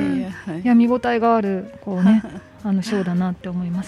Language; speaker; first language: Japanese; native; Japanese